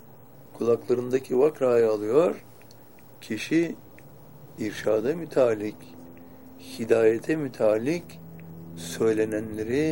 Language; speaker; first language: Turkish; native; Turkish